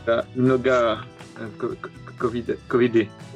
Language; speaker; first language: Russian; non-native, learner; French